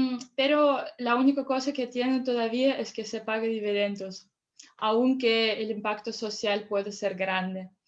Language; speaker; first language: Spanish; non-native, fluent; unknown